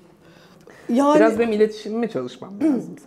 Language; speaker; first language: Turkish; native; Turkish